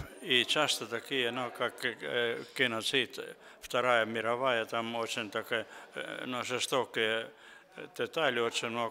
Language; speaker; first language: Russian; non-native, local second language; Estonian